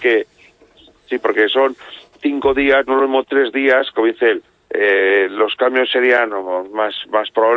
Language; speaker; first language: Spanish; native; Spanish